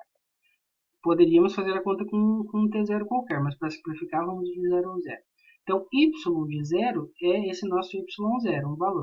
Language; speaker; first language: Portuguese; native; Portuguese